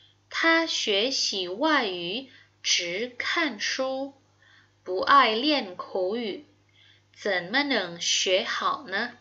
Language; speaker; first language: Chinese; non-native, fluent; Indonesian